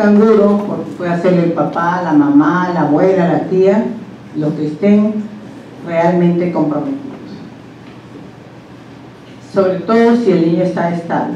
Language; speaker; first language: Spanish; native; Spanish